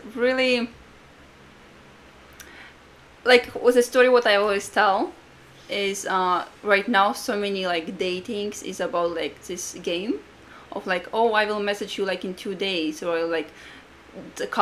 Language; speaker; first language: English; non-native, fluent; Latvian